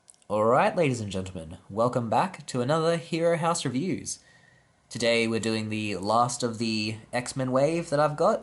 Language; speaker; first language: English; native; English